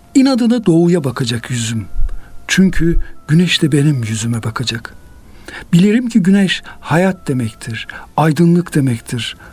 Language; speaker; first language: Turkish; native; Turkish